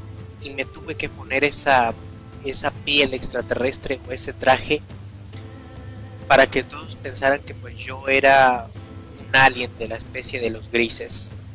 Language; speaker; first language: Spanish; native; Spanish